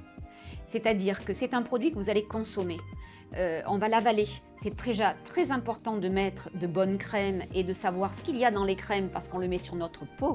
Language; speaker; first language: French; native; French